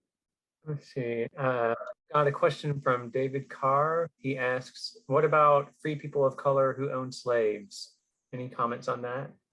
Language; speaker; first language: English; native; English